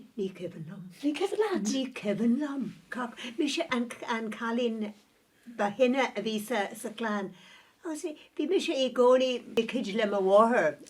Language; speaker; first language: Irish; non-native, local second language; English